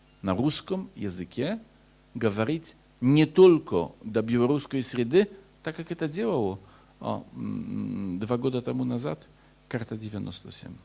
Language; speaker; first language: Russian; non-native, fluent; Polish